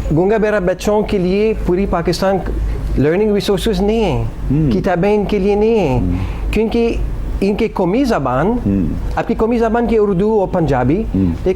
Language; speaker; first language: Hindi; non-native, learner; English